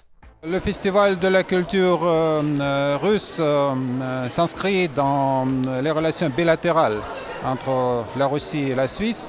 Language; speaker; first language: French; non-native, fluent; Russian